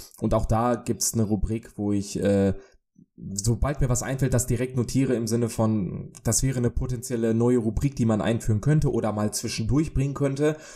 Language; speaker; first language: German; early bilingual, other home language; Polish